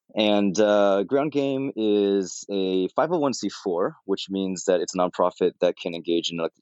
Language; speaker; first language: English; native; English